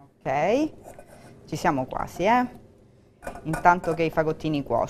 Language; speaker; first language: Italian; native; Italian